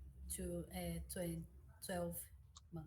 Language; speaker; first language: English; non-native, learner; Portuguese